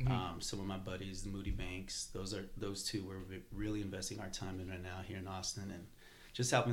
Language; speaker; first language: English; native; English